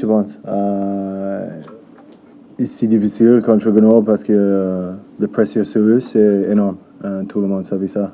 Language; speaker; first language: French; non-native, learner; English